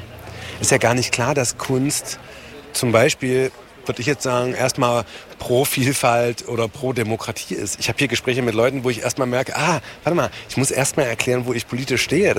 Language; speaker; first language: German; native; German